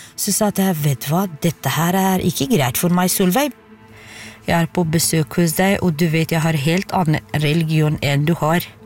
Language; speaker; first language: Norwegian; non-native, fluent; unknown